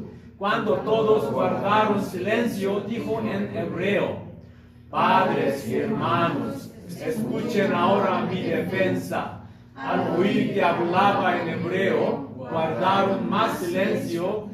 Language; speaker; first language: Spanish; non-native, learner; Korean